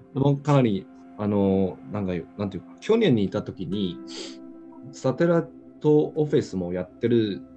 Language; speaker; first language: Japanese; non-native, fluent; Chinese